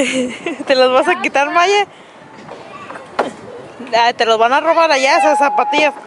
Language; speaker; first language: Spanish; early bilingual, heritage; Spanish